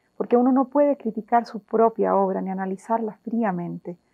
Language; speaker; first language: Spanish; native; Spanish